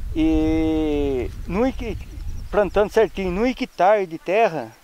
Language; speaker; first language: Portuguese; native; Portuguese